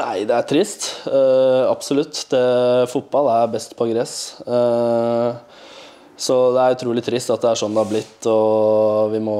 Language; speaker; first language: Norwegian; native; Norwegian